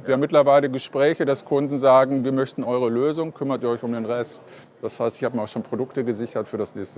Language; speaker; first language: German; native; German